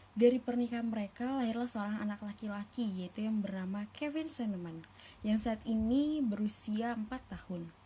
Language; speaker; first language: Indonesian; native; Indonesian